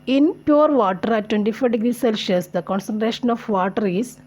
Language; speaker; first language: English; non-native, local second language; Malayalam